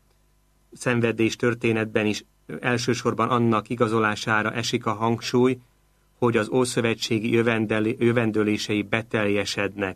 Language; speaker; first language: Hungarian; native; Hungarian